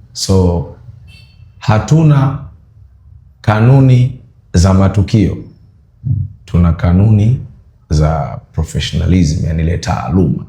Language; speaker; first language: Swahili; native; Swahili